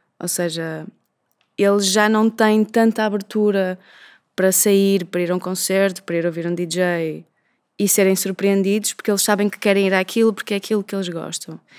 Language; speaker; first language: Portuguese; native; Portuguese